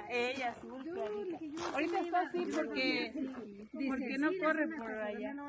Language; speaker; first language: Spanish; native; Spanish